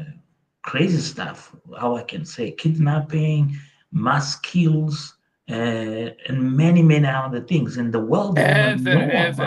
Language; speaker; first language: English; non-native, local second language; Portuguese